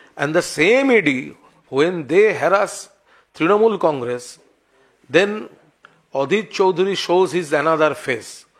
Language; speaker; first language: English; non-native, local second language; Bangla